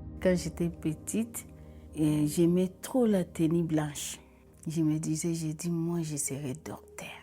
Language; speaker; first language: French; non-native, local second language; Lingala